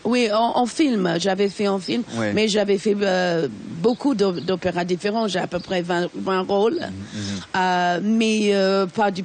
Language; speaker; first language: French; non-native, fluent; English